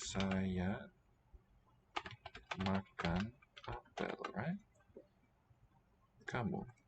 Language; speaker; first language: Indonesian; non-native, learner; English